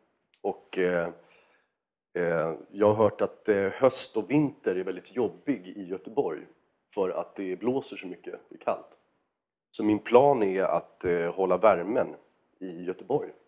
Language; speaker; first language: Swedish; native; Swedish